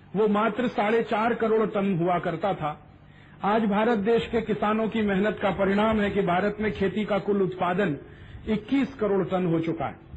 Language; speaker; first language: Hindi; native; Hindi